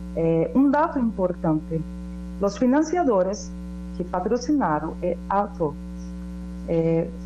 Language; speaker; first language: Spanish; non-native, learner; Portuguese